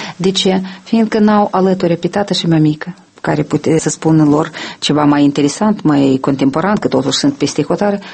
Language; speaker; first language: Romanian; non-native, local second language; Russian